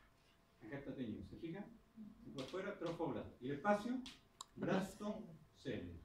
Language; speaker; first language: Spanish; native; Spanish